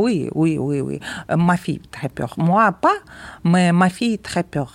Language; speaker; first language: French; non-native, learner; Ukrainian